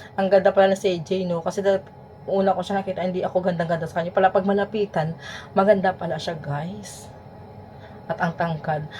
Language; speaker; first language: Filipino; native; Filipino